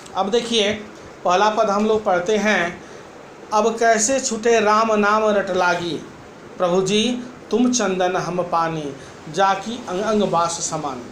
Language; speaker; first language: Hindi; native; Hindi